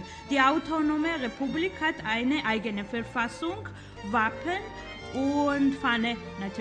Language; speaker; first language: German; non-native, fluent; Georgian